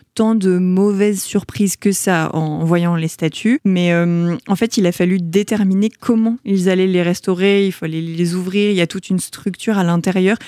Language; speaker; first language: French; native; French